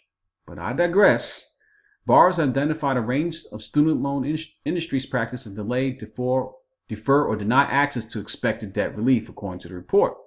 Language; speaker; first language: English; native; English